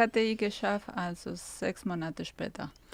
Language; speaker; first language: German; non-native, fluent; Spanish